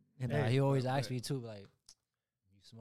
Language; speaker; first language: English; native; English